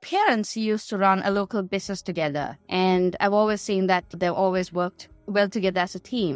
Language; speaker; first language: English; non-native, local second language; Sinhala